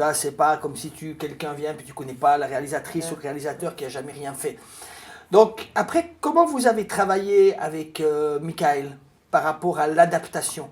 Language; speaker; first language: French; native; French